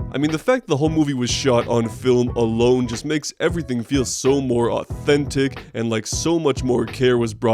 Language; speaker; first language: English; native; English